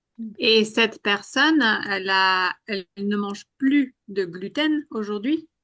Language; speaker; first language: French; non-native, fluent; Spanish